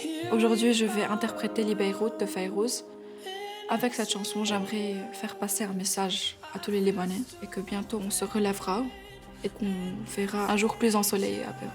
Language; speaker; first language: French; non-native, local second language; Arabic